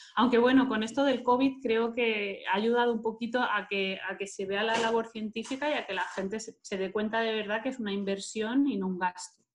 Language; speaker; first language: Spanish; native; Spanish